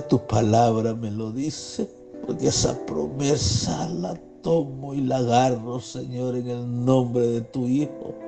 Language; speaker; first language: Spanish; native; Spanish